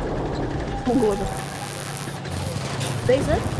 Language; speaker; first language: Russian; native; Russian